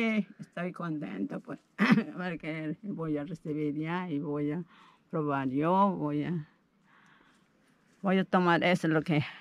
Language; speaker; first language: Spanish; non-native, local second language; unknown